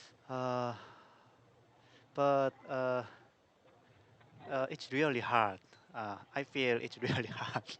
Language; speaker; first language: English; non-native, learner; Korean